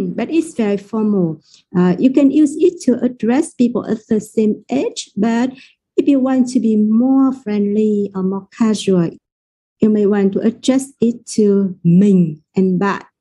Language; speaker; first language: English; non-native, fluent; Vietnamese